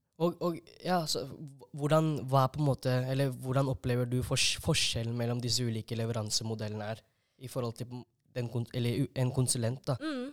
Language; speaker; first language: Norwegian; native; Norwegian